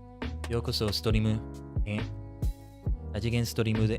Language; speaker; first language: Japanese; non-native, learner; English